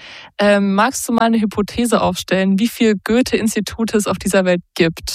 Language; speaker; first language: German; native; German